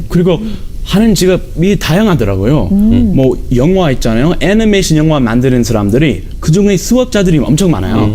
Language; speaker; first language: Korean; non-native, fluent; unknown